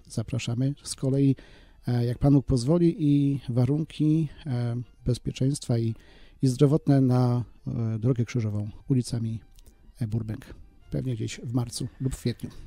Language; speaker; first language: Polish; native; Polish